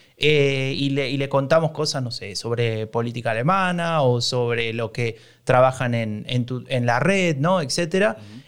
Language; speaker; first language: Spanish; native; Spanish